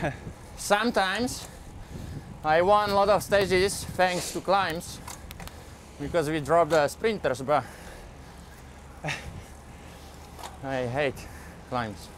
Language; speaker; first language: English; non-native, fluent; Slovak